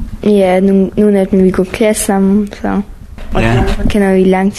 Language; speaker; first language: Danish; non-native, learner; Persian